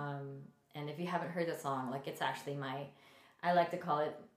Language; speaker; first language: English; non-native, local second language; Filipino